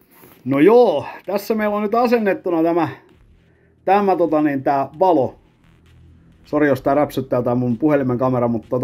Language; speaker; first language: Finnish; native; Finnish